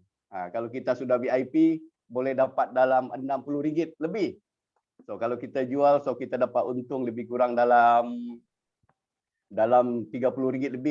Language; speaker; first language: Malay; native; Malay